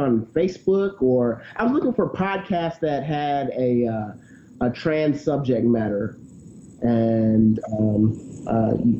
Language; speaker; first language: English; native; English